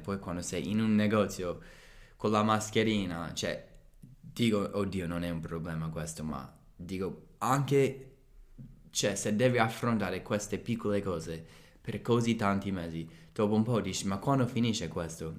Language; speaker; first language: Italian; non-native, fluent; English